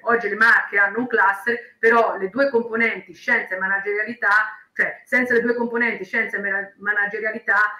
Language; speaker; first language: Italian; native; Italian